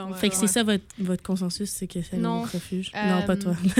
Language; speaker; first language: French; native; French